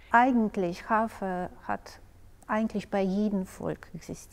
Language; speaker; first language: German; non-native, fluent; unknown